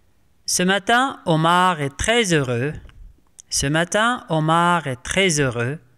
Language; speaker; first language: French; non-native, local second language; Arabic